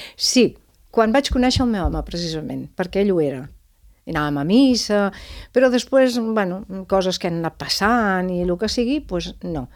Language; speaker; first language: Catalan; non-native, local second language; Spanish